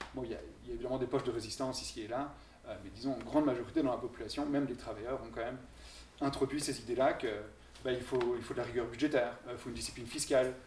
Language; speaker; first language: French; native; French